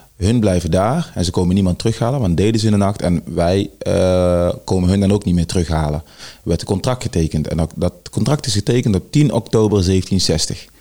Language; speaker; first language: Dutch; early bilingual, other home language; Sranan Tongo